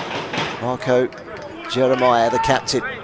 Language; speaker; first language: English; native; English